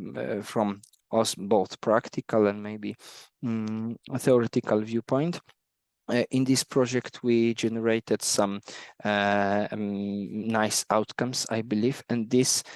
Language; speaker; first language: English; non-native, fluent; Polish